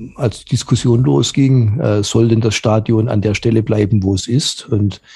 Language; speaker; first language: German; native; German